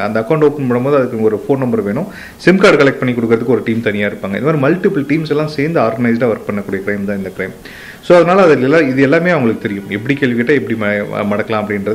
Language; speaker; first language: Tamil; native; Tamil